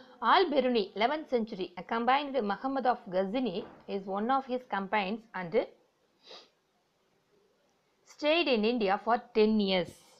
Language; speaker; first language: English; non-native, local second language; Tamil